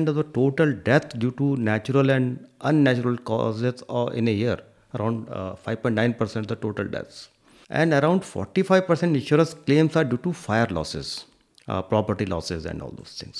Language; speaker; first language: English; non-native, local second language; Hindi